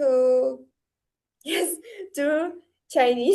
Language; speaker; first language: English; non-native, learner; Uzbek